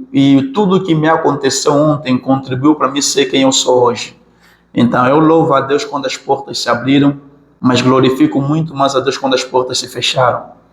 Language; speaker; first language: Portuguese; native; Portuguese